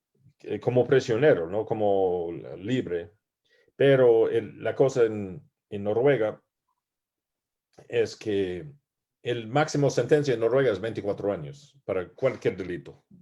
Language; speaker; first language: Spanish; non-native, learner; English